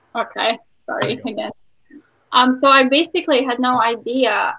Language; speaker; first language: English; non-native, fluent; Serbian